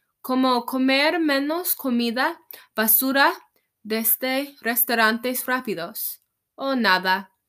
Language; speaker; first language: Spanish; non-native, learner; English